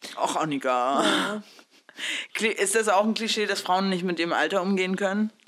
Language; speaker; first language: German; early bilingual, other home language; Spanish